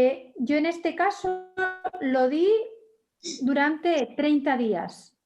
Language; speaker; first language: Spanish; native; Spanish